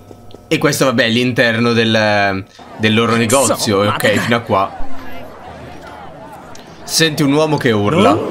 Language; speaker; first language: Italian; native; Italian